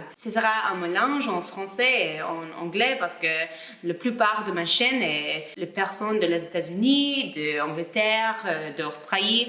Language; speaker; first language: French; non-native, learner; English